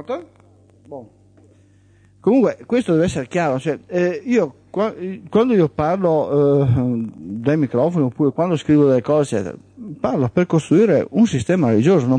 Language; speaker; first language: Italian; native; Italian